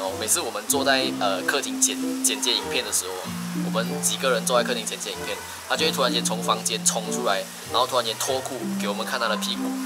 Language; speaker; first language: Chinese; native; Chinese